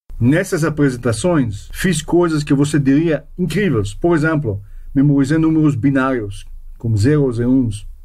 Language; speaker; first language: Portuguese; non-native, fluent; Hebrew